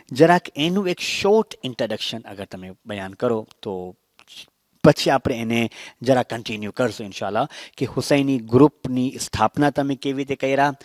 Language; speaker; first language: Gujarati; early bilingual, heritage; Gujarati